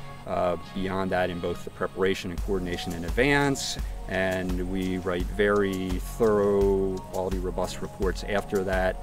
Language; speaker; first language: English; native; English